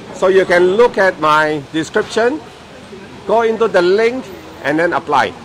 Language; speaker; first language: English; non-native, local second language; Chinese